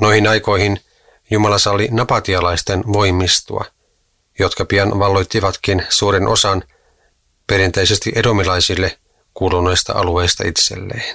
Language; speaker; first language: Finnish; native; Finnish